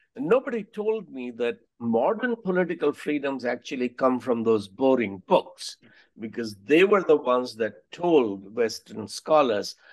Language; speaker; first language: English; non-native, local second language; Hindi